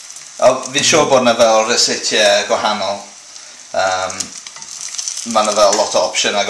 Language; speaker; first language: Welsh; non-native, local second language; English